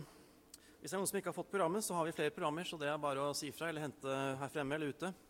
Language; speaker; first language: Norwegian; native; Norwegian